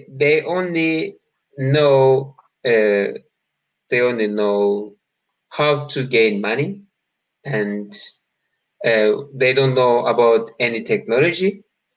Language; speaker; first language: English; non-native, learner; Turkish